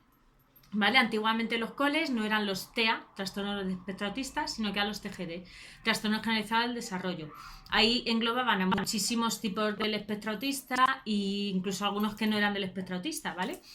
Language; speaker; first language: Spanish; native; Spanish